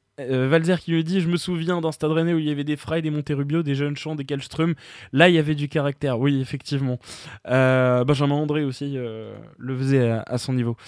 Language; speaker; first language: French; native; French